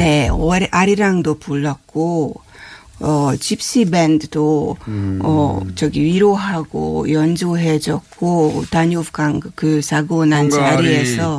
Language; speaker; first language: Korean; non-native, fluent; Hungarian